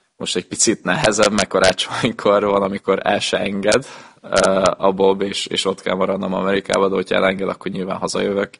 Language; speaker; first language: Hungarian; early bilingual, heritage; Hungarian